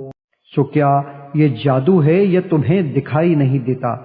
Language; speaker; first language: Urdu; native; Urdu